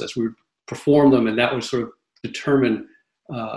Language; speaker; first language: English; native; English